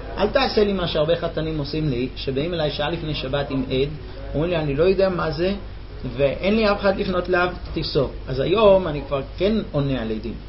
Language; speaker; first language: Hebrew; non-native, fluent; English